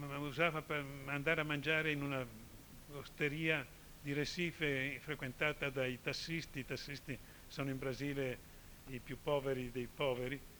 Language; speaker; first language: Italian; native; Italian